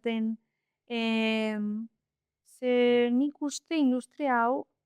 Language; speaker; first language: Basque; non-native, local second language; Spanish